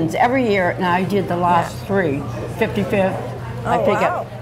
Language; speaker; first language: English; native; English